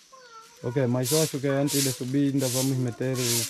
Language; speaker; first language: Portuguese; non-native, fluent; Vietnamese